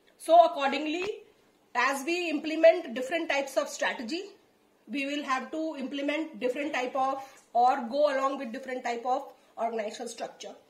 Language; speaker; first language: English; non-native, local second language; Hindi